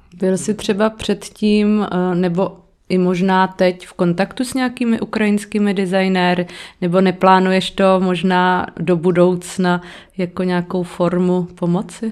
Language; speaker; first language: Czech; native; Czech